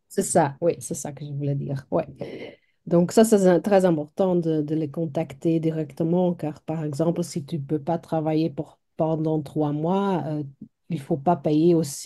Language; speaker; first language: French; non-native, local second language; Dutch